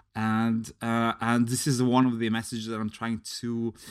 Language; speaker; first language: English; non-native, fluent; Latvian